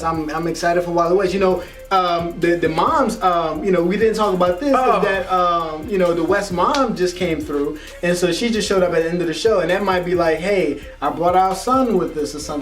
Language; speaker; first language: English; native; English